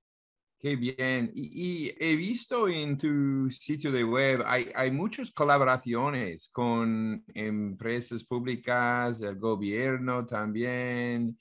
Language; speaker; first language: Spanish; non-native, learner; English